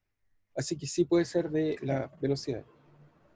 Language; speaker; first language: Spanish; native; Spanish